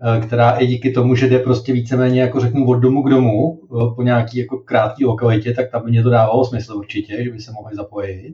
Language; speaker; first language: Czech; native; Czech